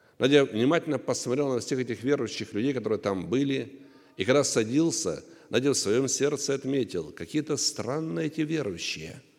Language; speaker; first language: Russian; native; Russian